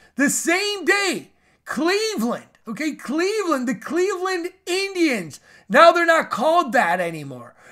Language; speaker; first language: English; native; English